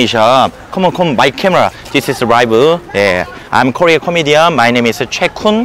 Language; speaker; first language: English; non-native, learner; Korean